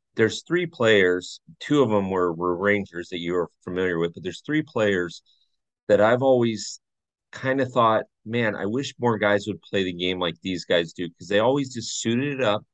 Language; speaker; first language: English; native; English